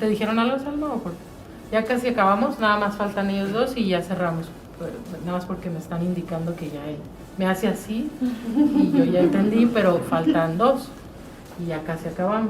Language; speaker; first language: Spanish; native; Spanish